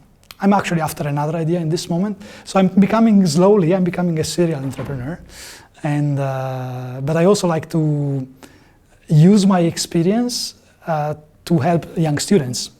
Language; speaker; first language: English; non-native, fluent; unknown